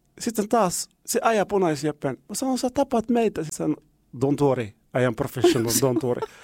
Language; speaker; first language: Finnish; non-native, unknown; Arabic